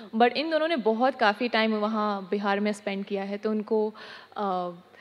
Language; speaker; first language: Hindi; native; Hindi